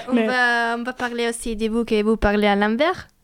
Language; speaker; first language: French; non-native, fluent; Italian